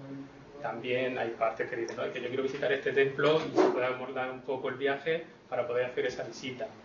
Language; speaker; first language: Spanish; native; Spanish